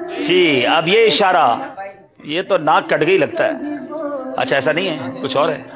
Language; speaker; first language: Urdu; native; Urdu